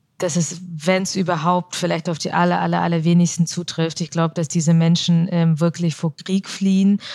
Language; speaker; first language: German; early bilingual, other home language; Russian